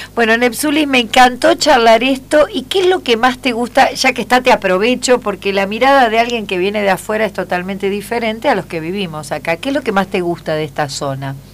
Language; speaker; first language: Spanish; native; Spanish